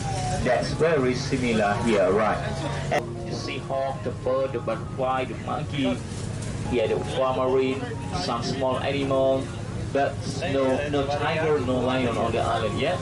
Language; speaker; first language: English; non-native, learner; Thai